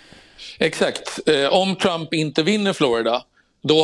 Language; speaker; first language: Swedish; native; Swedish